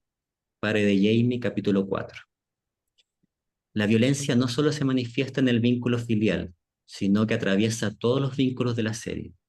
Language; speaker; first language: Spanish; native; Spanish